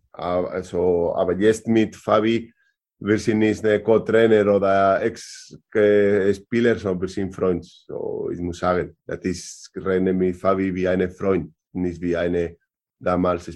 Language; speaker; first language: German; non-native, learner; Spanish